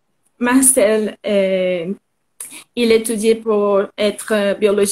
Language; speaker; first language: French; non-native, learner; Portuguese